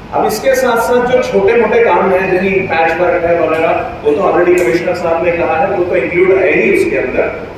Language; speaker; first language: Hindi; non-native, local second language; Urdu